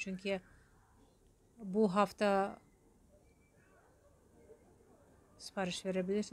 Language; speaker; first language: Turkish; non-native, learner; Russian